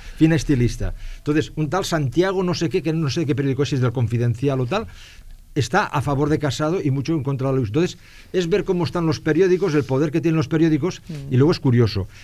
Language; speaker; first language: Spanish; non-native, local second language; Catalan